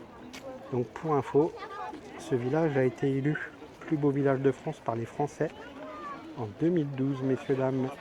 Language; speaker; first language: French; native; French